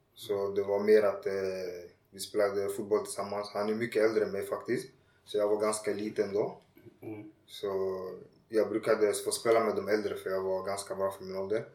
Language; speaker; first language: Swedish; early bilingual, other home language; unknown